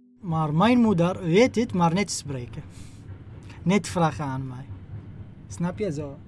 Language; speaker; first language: Dutch; non-native, learner; Arabic